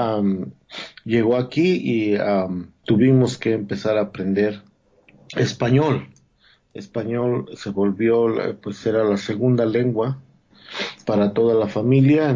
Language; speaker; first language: Spanish; non-native, local second language; Zapotec